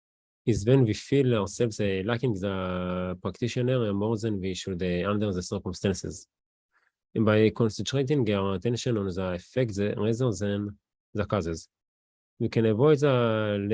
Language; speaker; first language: English; non-native, learner; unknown